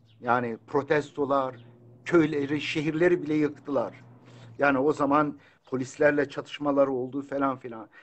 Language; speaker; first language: Turkish; non-native, local second language; Kurdish